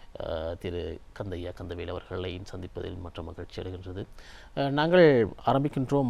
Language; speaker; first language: Tamil; native; Tamil